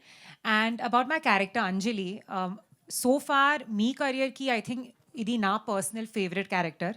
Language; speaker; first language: Telugu; non-native, learner; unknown